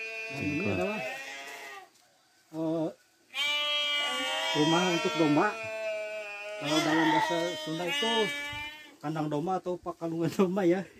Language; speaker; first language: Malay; non-native, local second language; Sundanese